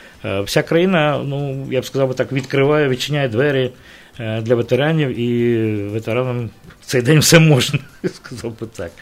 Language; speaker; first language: Ukrainian; native; Ukrainian